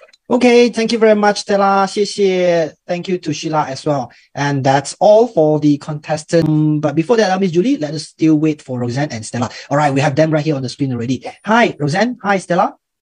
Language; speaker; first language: English; non-native, local second language; Chinese